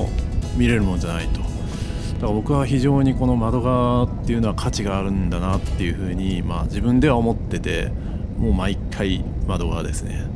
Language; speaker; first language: Japanese; native; Japanese